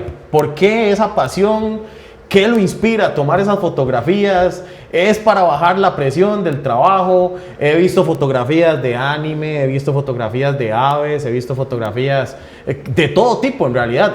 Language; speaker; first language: Spanish; native; Spanish